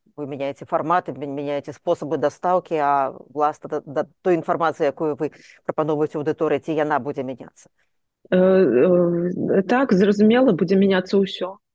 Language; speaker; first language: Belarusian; non-native, local second language; Russian